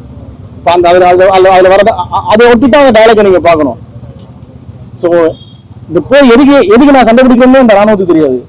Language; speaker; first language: Tamil; native; Tamil